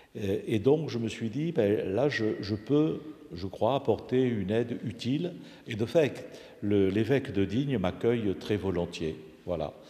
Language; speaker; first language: French; native; French